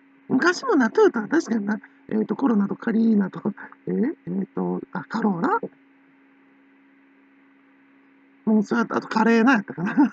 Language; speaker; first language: Japanese; native; Japanese